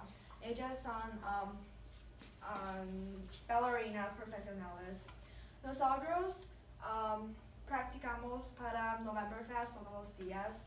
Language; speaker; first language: Spanish; non-native, learner; English